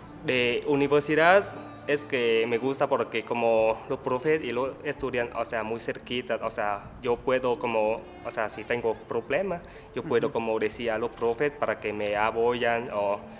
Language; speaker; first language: Spanish; non-native, learner; Vietnamese